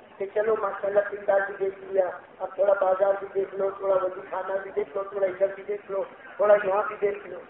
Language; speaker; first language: Urdu; native; Urdu